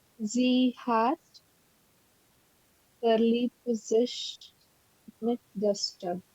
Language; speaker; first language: German; non-native, learner; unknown